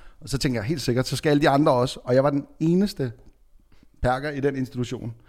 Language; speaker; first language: Danish; early bilingual, other home language; Turkish